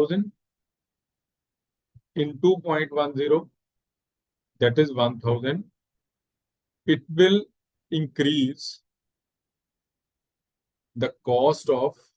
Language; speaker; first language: Hindi; native; Hindi